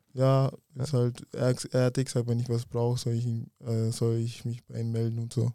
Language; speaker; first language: German; early bilingual, other home language; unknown